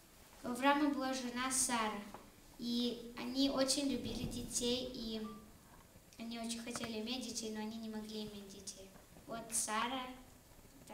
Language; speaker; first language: Russian; early bilingual, heritage; Russian